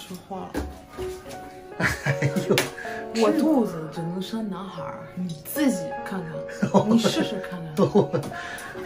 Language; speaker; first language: Chinese; non-native, fluent; French